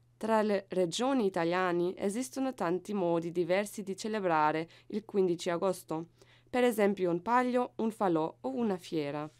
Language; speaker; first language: Italian; non-native, learner; German